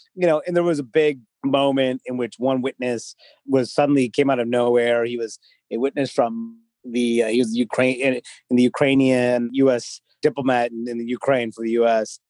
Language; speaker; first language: English; native; English